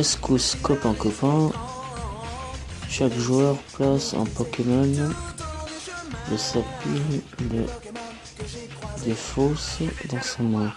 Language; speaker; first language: French; native; French